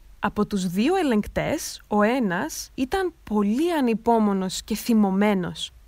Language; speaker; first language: Greek; native; Greek